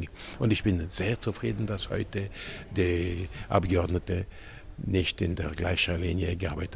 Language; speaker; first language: German; non-native, local second language; French